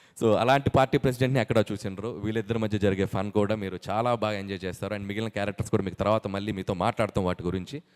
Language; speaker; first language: Telugu; native; Telugu